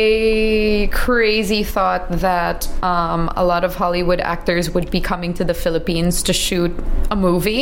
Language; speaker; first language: English; native; English